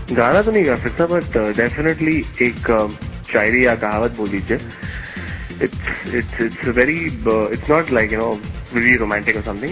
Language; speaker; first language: Hindi; non-native, fluent; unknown